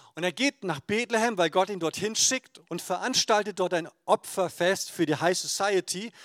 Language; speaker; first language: German; native; German